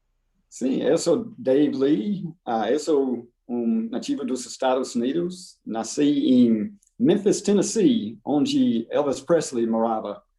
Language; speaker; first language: Portuguese; non-native, fluent; English